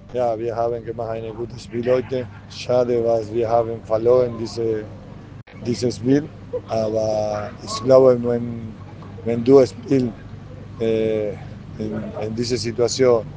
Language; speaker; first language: German; non-native, learner; Spanish